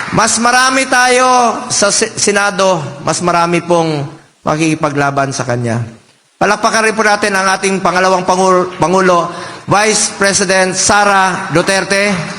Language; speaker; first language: Filipino; non-native, local second language; Cebuano